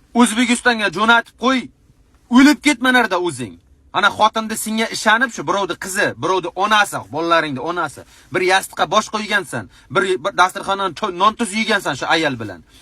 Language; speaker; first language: Uzbek; native; Uzbek